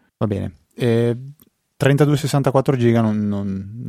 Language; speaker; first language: Italian; native; Italian